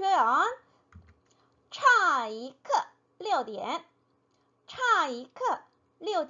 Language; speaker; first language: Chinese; non-native, fluent; Korean